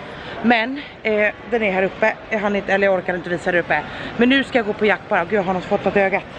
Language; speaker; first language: Swedish; native; Swedish